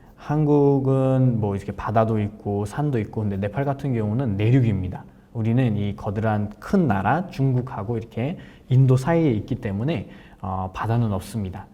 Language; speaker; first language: Korean; non-native, fluent; Nepali